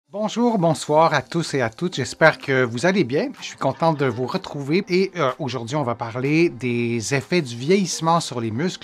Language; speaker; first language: French; native; French